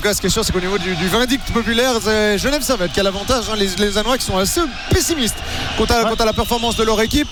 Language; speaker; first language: French; native; French